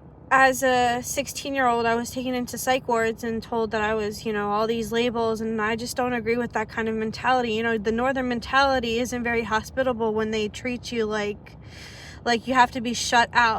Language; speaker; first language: English; early bilingual, other home language; Arabic